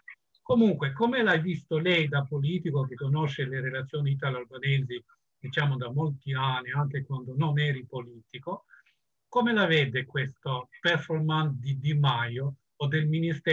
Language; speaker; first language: Italian; non-native, fluent; Albanian